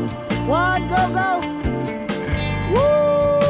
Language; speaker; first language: English; non-native, local second language; Filipino